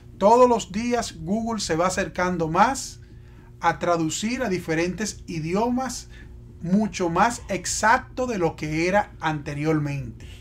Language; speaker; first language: Spanish; native; Spanish